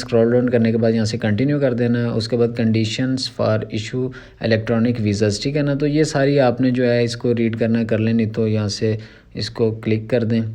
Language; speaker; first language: Urdu; non-native, local second language; Punjabi